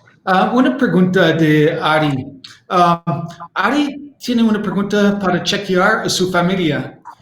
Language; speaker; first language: Spanish; non-native, learner; English